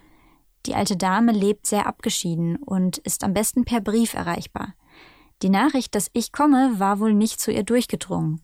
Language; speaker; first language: German; native; German